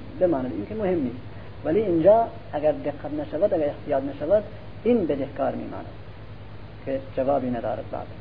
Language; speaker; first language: Persian; non-native, local second language; Central Kurdish